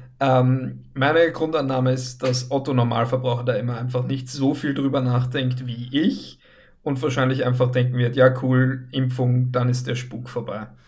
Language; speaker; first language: German; native; German